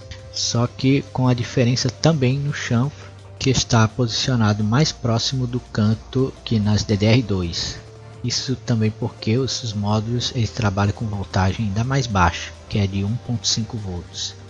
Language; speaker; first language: Portuguese; native; Portuguese